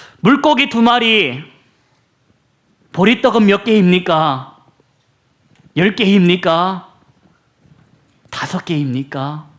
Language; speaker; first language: Korean; native; Korean